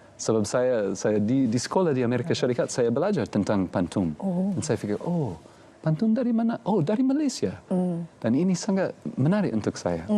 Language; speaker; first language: Malay; non-native, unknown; English